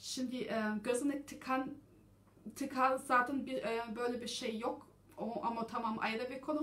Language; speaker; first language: Turkish; early bilingual, heritage; German